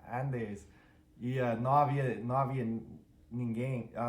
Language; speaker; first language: Spanish; non-native, fluent; English